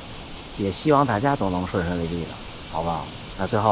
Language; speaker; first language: Chinese; native; Chinese